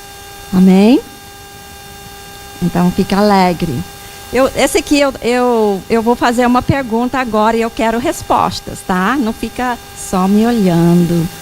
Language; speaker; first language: Portuguese; non-native, fluent; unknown